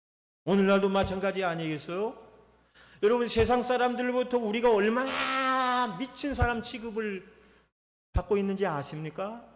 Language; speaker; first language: Korean; native; Korean